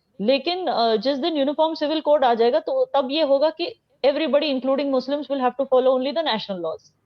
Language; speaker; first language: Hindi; non-native, local second language; Kashmiri